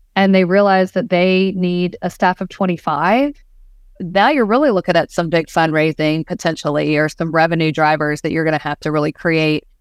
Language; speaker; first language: English; native; English